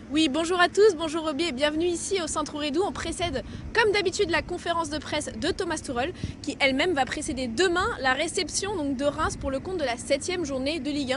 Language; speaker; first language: French; native; French